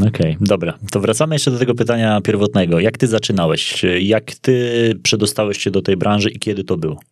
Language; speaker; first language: Polish; native; Polish